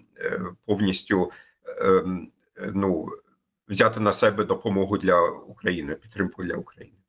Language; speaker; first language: Ukrainian; non-native, fluent; German